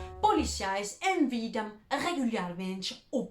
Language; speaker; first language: Portuguese; non-native, learner; Danish